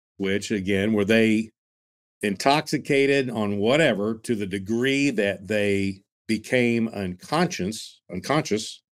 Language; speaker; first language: English; native; English